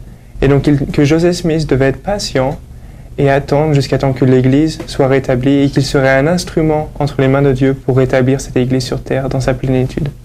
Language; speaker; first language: French; native; French